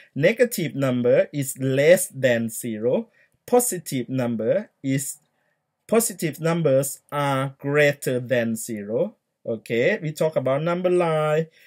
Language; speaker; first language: English; non-native, fluent; Thai